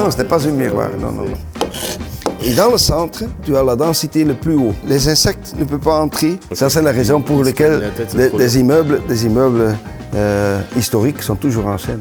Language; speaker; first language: French; non-native, local second language; Dutch